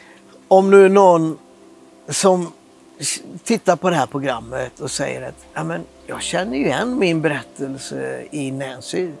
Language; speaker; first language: Swedish; native; Swedish